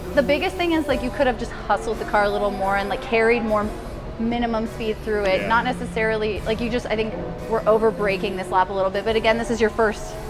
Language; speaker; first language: English; native; English